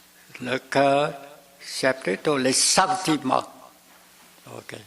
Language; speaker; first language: French; non-native, fluent; Vietnamese